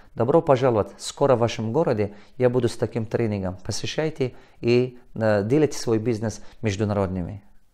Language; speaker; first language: Russian; non-native, local second language; Tajik